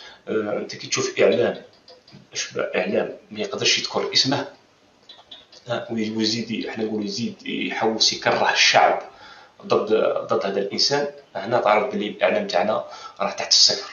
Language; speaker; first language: Arabic; native; Arabic